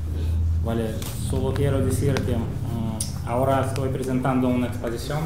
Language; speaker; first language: Spanish; non-native, fluent; Russian